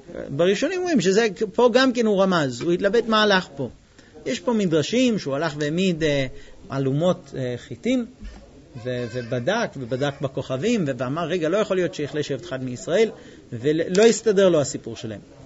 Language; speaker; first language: Hebrew; non-native, fluent; English